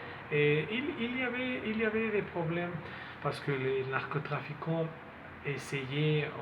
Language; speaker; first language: French; non-native, fluent; Spanish